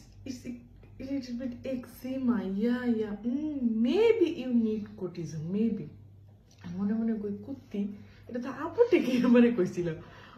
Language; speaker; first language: English; non-native, local second language; Bangla